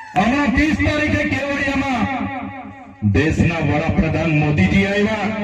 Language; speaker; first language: Gujarati; non-native, local second language; Vasavi